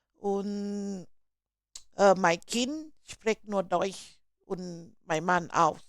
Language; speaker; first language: German; non-native, learner; Thai